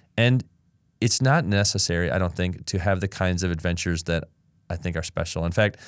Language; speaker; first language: English; native; English